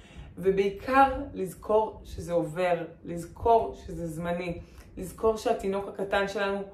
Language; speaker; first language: Hebrew; native; Hebrew